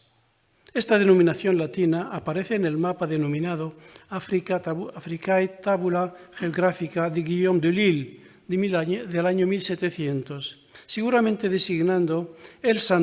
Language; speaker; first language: Spanish; non-native, fluent; Arabic